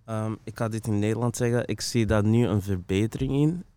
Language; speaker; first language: Dutch; non-native, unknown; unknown